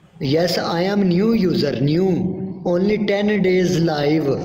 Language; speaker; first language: English; non-native, learner; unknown